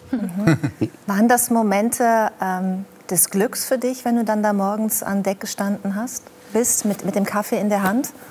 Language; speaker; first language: German; native; German